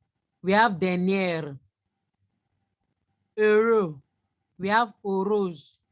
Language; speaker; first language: French; non-native, fluent; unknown